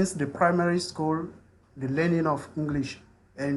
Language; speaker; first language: English; non-native, learner; French